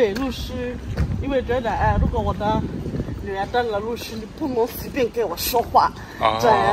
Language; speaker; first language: Chinese; non-native, fluent; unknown